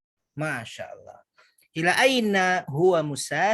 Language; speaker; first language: Arabic; non-native, fluent; Indonesian